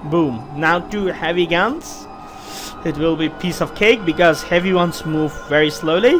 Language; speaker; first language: English; non-native, fluent; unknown